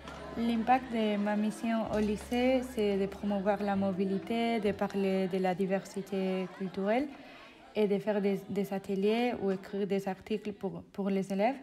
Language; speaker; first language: French; non-native, fluent; Spanish